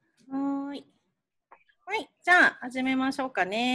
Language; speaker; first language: Japanese; non-native, fluent; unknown